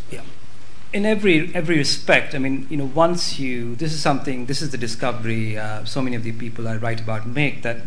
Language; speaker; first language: English; non-native, local second language; Hindi